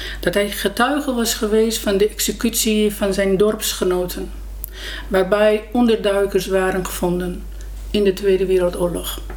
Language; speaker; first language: Dutch; non-native, fluent; Persian